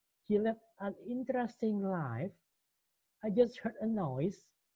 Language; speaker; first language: English; non-native, fluent; Indonesian